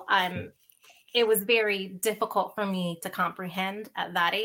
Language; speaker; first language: English; early bilingual, other home language; Sinhala